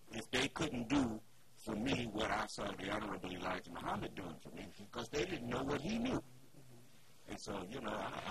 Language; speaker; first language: English; native; English